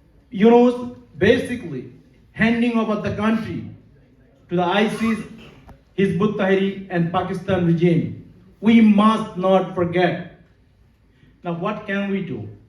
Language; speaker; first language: English; non-native, local second language; Bangla